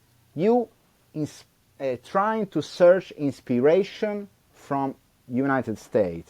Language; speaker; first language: English; non-native, learner; Italian